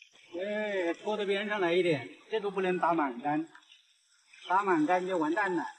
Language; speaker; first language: Chinese; native; Chinese